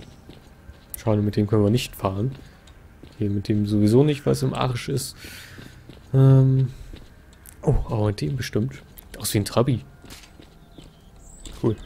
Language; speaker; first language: German; native; German